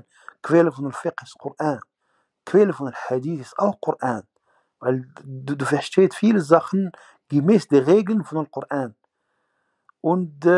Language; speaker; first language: German; non-native, fluent; Arabic